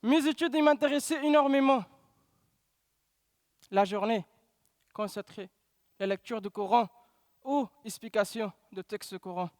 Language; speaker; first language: French; non-native, learner; Pashto